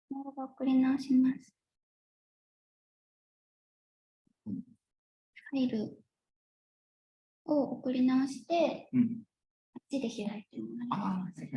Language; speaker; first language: Japanese; native; Japanese